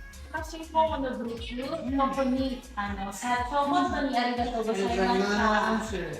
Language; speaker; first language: Japanese; non-native, learner; Filipino